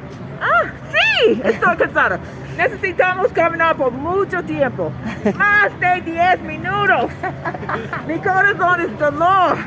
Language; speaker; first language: Spanish; non-native, learner; English